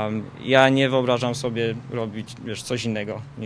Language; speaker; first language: Polish; early bilingual, heritage; Polish